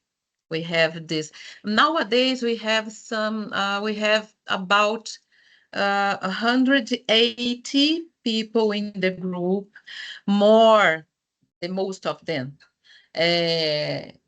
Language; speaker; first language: English; non-native, fluent; Portuguese